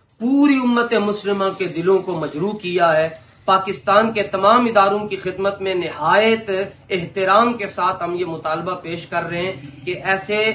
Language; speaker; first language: Urdu; non-native, local second language; Punjabi